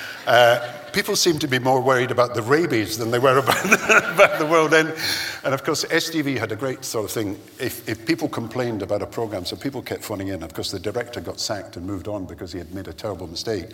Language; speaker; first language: English; native; English